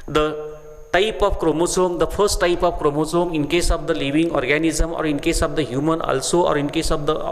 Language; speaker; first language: English; non-native, local second language; Marathi